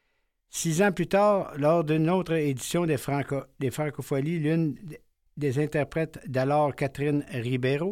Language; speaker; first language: French; native; French